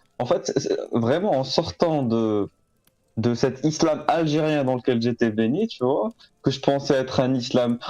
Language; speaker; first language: French; non-native, local second language; Arabic